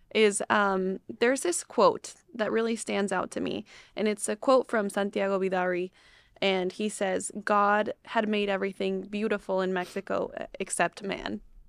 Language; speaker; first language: English; non-native, fluent; Spanish